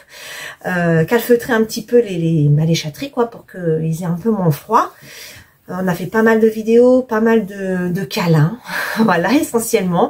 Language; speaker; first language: French; native; French